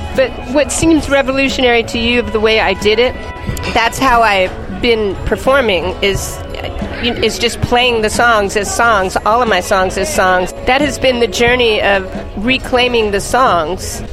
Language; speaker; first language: English; native; English